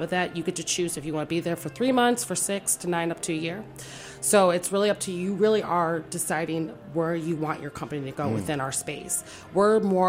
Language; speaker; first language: English; native; English